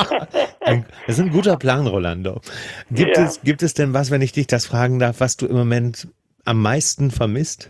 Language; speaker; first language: German; native; German